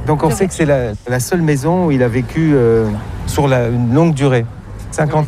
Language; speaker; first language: French; native; French